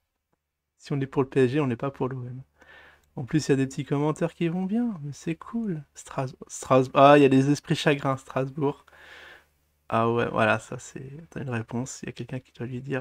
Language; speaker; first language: French; native; French